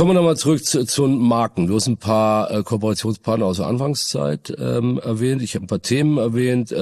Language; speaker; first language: German; native; German